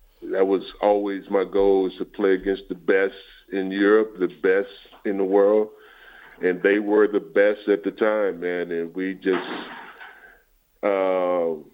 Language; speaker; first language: English; native; English